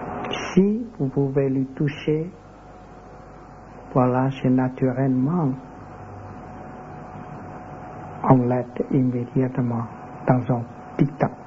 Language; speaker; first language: French; non-native, learner; Vietnamese